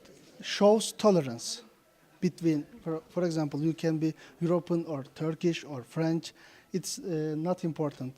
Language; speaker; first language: English; non-native, fluent; Turkish